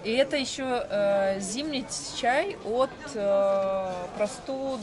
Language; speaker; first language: Russian; native; Russian